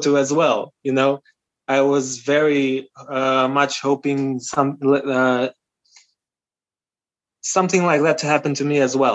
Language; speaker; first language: English; non-native, fluent; Albanian